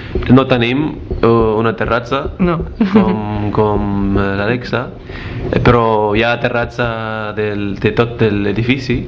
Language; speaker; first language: Catalan; non-native, learner; Arabic